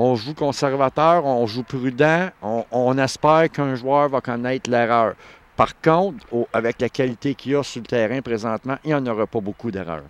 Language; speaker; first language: French; native; French